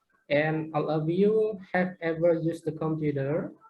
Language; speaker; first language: English; non-native, fluent; Indonesian